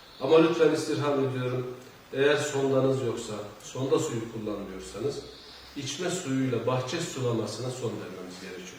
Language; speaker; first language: Turkish; native; Turkish